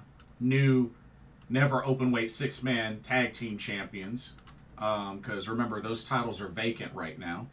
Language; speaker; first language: English; native; English